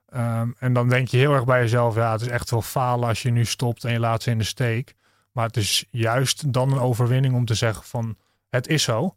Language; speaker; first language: Dutch; native; Dutch